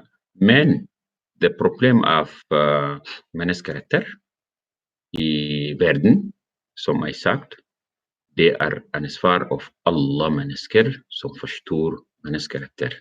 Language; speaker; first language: Norwegian; non-native, learner; Arabic